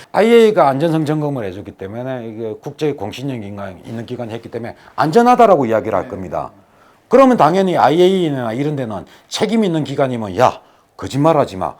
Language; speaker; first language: Korean; native; Korean